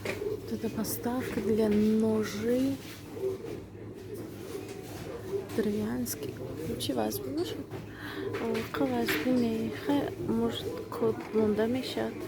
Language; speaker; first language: Russian; non-native, local second language; Tajik